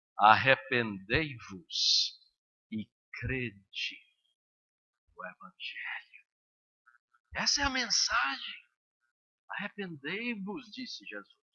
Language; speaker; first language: Portuguese; early bilingual, other home language; English